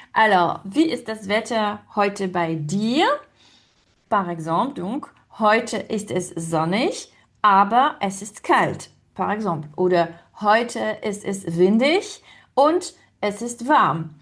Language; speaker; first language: German; non-native, fluent; French